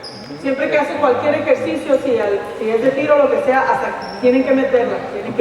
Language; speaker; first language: Spanish; native; Spanish